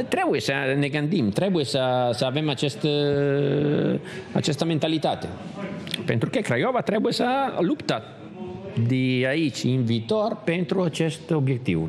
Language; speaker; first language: Romanian; non-native, learner; Italian